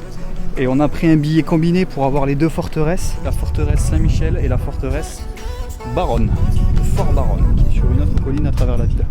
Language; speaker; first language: French; native; French